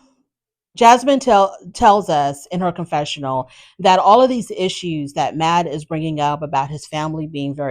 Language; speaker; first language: English; native; English